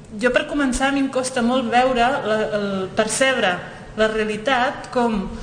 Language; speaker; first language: Catalan; early bilingual, other home language; Riffian